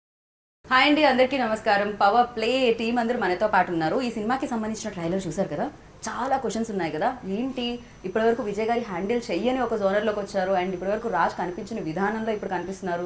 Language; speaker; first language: Telugu; native; Telugu